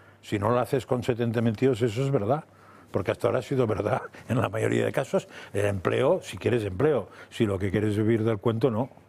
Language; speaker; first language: Spanish; native; Spanish